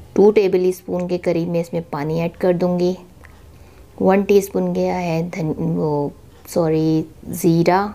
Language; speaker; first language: Urdu; native; Urdu